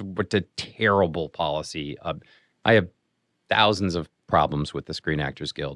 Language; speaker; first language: English; native; English